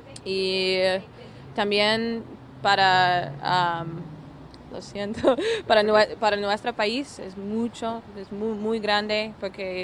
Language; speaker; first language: Spanish; non-native, learner; English